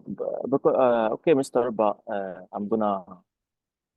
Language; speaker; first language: English; non-native, fluent; Arabic